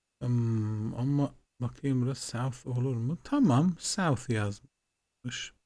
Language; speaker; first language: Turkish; non-native, fluent; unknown